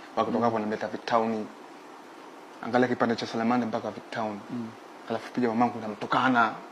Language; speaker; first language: Swahili; native; Swahili